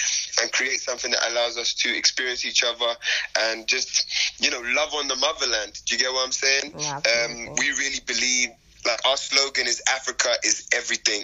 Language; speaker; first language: English; native; English